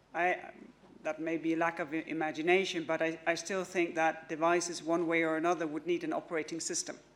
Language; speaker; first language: English; non-native, fluent; Danish